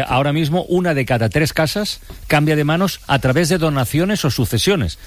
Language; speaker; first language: Spanish; native; Spanish